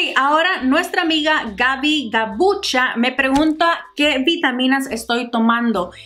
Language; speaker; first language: Spanish; native; Spanish